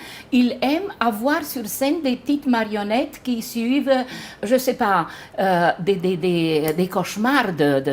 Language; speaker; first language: French; non-native, fluent; Romanian